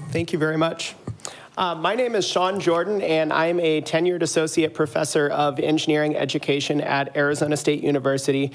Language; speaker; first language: English; native; English